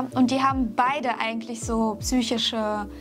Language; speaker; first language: German; native; German